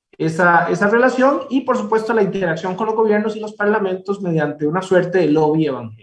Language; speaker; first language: Spanish; native; Spanish